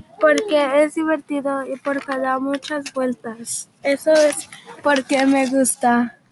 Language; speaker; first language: Spanish; early bilingual, heritage; Spanish